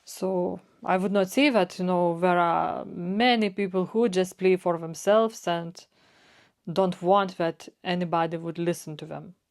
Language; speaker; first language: English; non-native, fluent; Lithuanian